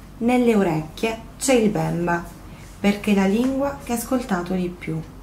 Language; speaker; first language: Italian; non-native, learner; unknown